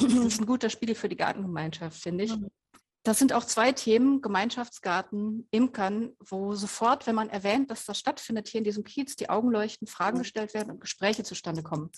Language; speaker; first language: German; native; German